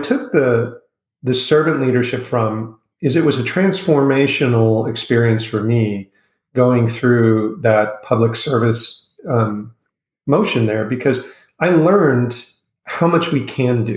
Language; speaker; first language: English; native; English